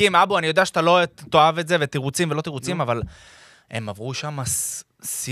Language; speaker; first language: Hebrew; native; Hebrew